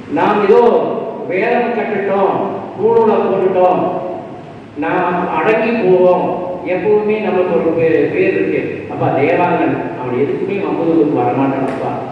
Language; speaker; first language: Tamil; non-native, local second language; Kannada